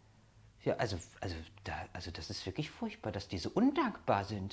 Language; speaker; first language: German; native; German